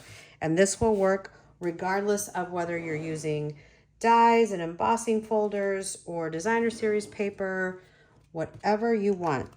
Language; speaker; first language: English; native; English